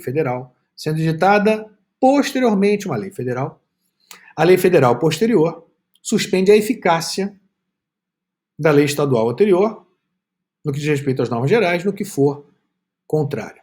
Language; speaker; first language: Portuguese; native; Portuguese